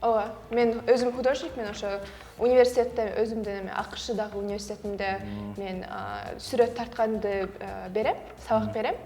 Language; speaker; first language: Kyrgyz; early bilingual, heritage; Kyrgyz